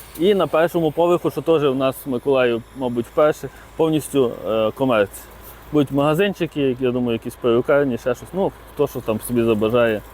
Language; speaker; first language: Ukrainian; native; Ukrainian